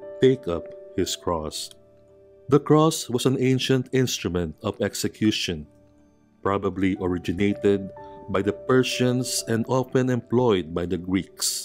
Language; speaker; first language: English; non-native, local second language; Filipino